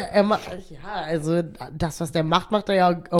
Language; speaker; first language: German; native; German